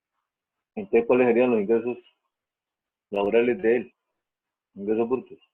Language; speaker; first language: Spanish; native; Spanish